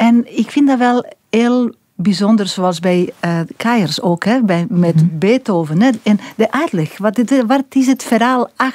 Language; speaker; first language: Dutch; non-native, local second language; French